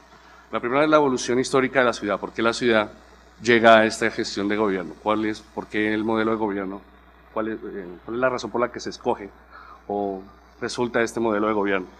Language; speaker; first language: Spanish; native; Spanish